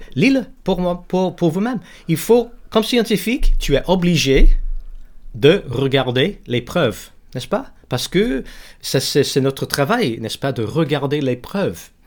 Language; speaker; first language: French; non-native, learner; English